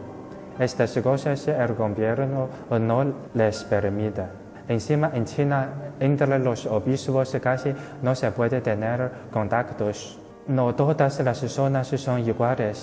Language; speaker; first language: Spanish; non-native, fluent; Chinese